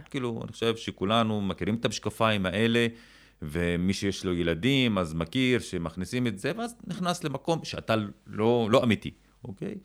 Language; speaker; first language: Hebrew; non-native, local second language; Arabic